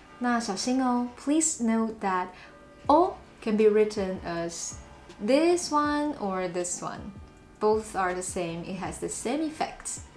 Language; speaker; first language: English; non-native, fluent; Chinese